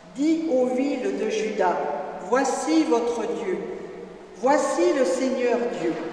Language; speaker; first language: French; native; French